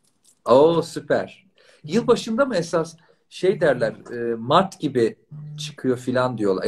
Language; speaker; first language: Turkish; native; Turkish